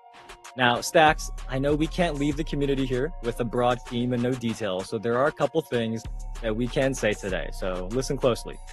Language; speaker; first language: English; native; English